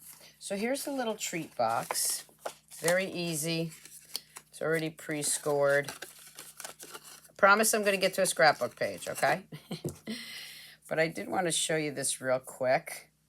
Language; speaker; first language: English; native; English